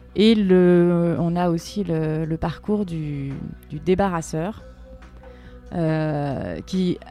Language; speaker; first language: French; native; French